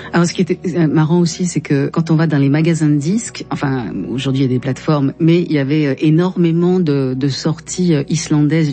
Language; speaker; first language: French; native; French